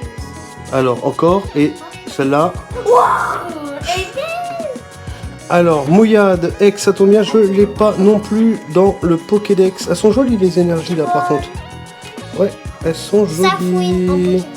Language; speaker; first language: French; native; French